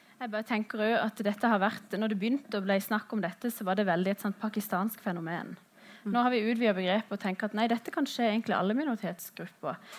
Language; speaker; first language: Norwegian; early bilingual, other home language; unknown